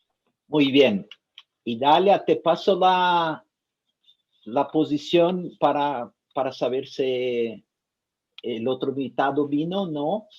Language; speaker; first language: Spanish; non-native, fluent; Portuguese